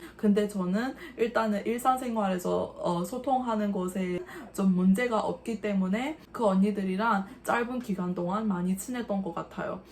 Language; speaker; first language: Korean; non-native, fluent; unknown